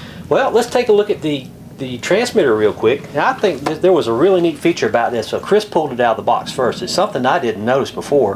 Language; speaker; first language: English; native; English